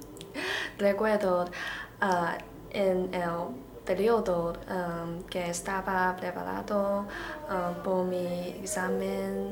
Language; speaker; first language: Spanish; non-native, learner; Chinese